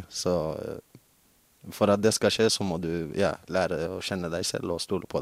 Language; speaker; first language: Norwegian; non-native, fluent; English